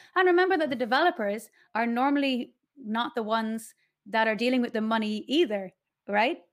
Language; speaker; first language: English; native; English